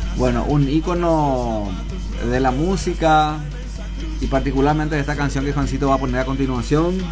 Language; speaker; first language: Spanish; non-native, local second language; Guarani